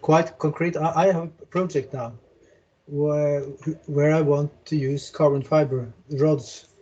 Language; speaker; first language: English; non-native, fluent; Norwegian